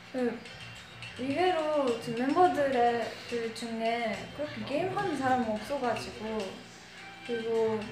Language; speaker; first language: Korean; non-native, fluent; Japanese